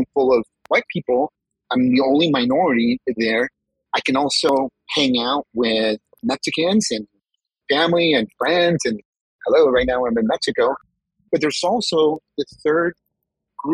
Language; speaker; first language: English; early bilingual, other home language; Spanish